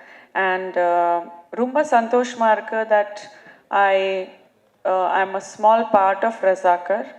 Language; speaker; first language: Tamil; non-native, learner; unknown